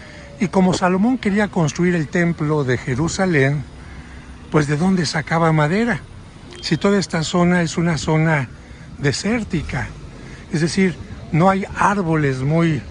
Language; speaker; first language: Spanish; native; Spanish